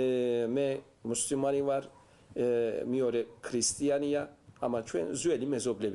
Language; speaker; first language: Georgian; early bilingual, heritage; Turkish